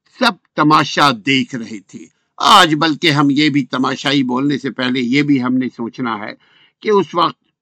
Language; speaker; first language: Urdu; native; Urdu